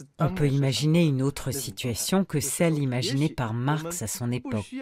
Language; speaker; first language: French; native; French